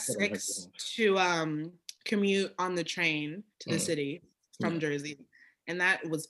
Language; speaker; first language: English; native; English